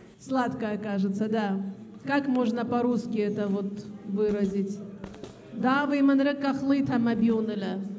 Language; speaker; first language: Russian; non-native, local second language; Assyrian Neo-Aramaic